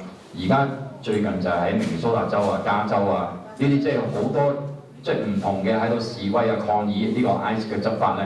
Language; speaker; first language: Cantonese; native; Cantonese